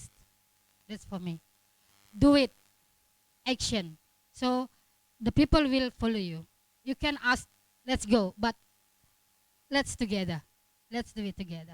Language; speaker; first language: English; non-native, learner; Indonesian